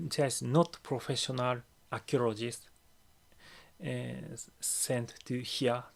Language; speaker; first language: English; non-native, learner; Japanese